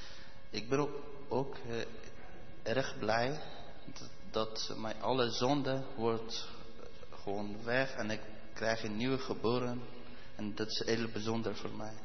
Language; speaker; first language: Dutch; non-native, learner; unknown